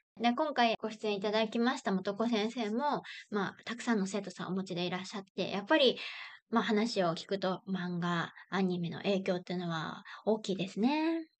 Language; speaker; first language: Japanese; native; Japanese